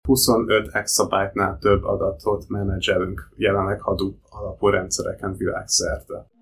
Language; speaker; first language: Hungarian; early bilingual, heritage; English